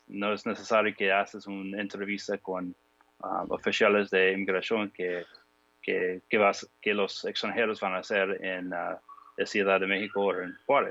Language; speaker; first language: Spanish; non-native, fluent; English